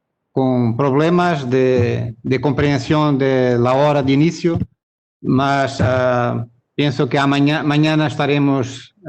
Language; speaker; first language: Spanish; non-native, learner; Portuguese